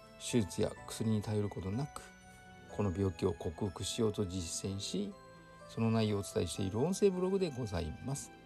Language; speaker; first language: Japanese; native; Japanese